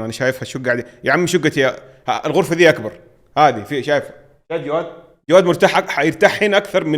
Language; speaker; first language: Arabic; native; Arabic